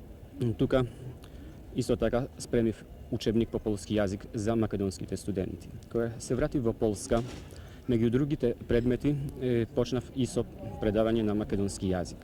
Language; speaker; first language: Macedonian; non-native, fluent; Polish